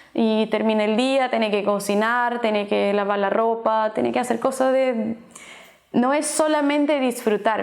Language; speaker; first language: Spanish; non-native, fluent; Portuguese